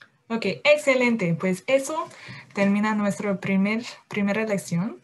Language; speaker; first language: Spanish; non-native, fluent; English